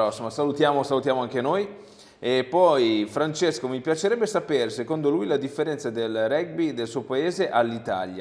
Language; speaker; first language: Italian; native; Italian